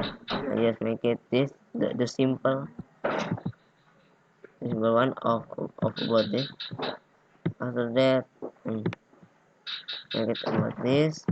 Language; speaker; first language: English; non-native, learner; Indonesian